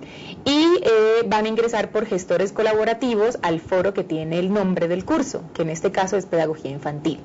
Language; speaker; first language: Spanish; native; Spanish